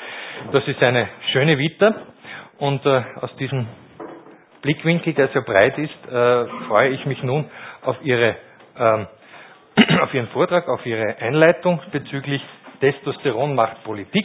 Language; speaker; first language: German; native; German